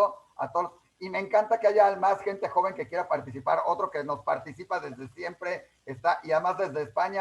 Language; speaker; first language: Spanish; native; Spanish